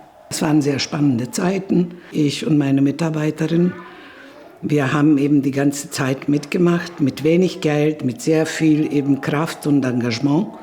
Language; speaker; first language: German; non-native, fluent; Serbian